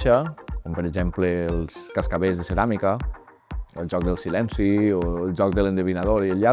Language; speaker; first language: Catalan; native; Catalan